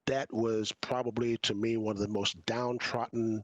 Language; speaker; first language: English; native; English